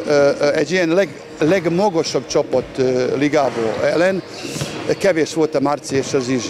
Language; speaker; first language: Hungarian; non-native, learner; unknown